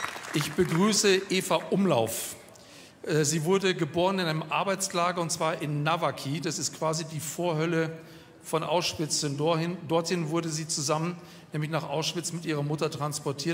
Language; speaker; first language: German; native; German